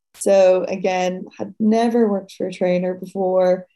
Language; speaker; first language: English; native; English